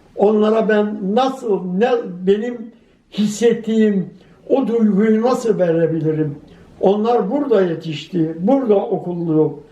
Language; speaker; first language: Turkish; native; Turkish